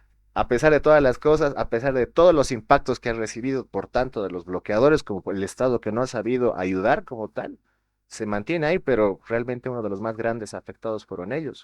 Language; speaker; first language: Spanish; native; Spanish